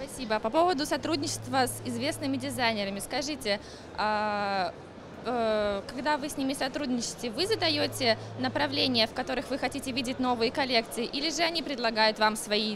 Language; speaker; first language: Russian; native; Russian